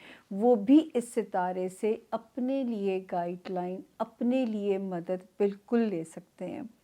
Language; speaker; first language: Urdu; native; Urdu